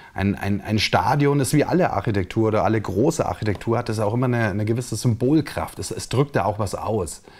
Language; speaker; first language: German; native; German